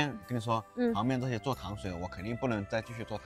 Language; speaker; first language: Chinese; native; Chinese